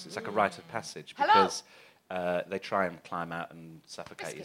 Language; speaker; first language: English; native; English